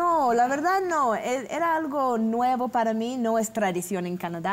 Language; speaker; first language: Spanish; non-native, fluent; English